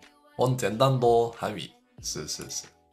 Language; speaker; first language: Chinese; non-native, fluent; Korean